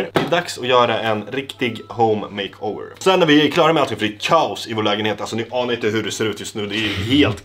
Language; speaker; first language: Swedish; native; Swedish